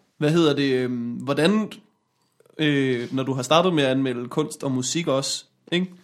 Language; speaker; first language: Danish; native; Danish